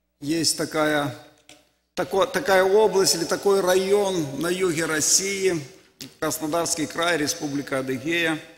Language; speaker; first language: Russian; native; Russian